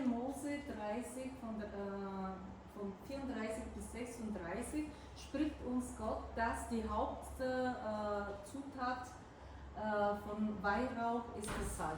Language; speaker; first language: German; non-native, fluent; Bulgarian